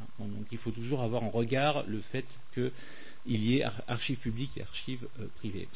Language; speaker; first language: French; native; French